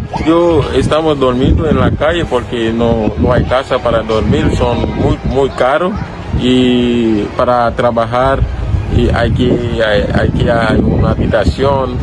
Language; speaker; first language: Spanish; non-native, learner; Haitian Creole